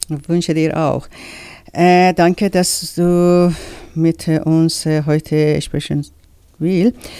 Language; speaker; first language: German; non-native, learner; Persian